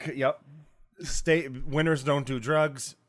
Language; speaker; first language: English; native; English